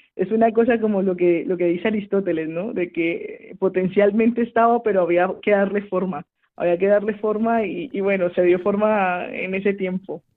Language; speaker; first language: Spanish; native; Spanish